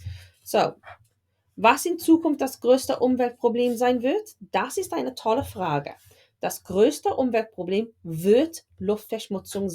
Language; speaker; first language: German; non-native, fluent; English